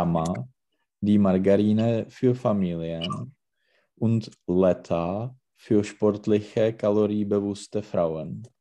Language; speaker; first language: German; non-native, learner; Czech